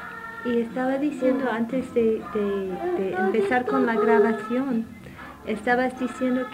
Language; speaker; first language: Spanish; non-native, fluent; English